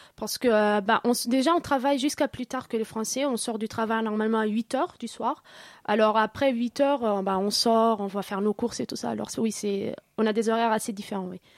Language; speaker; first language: French; non-native, fluent; Portuguese